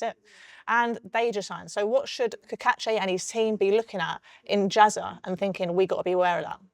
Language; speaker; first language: English; native; English